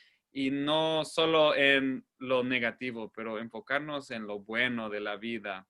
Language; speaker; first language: Spanish; non-native, fluent; English